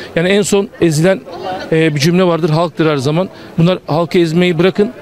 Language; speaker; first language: Turkish; native; Turkish